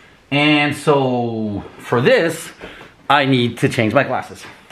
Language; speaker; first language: English; native; English